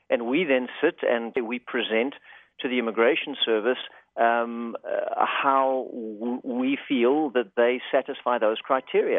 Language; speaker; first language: English; native; English